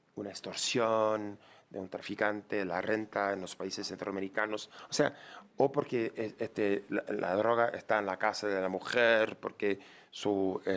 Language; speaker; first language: Spanish; non-native, fluent; English